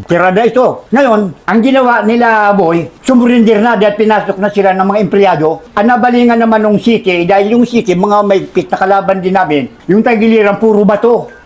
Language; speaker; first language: Filipino; native; Filipino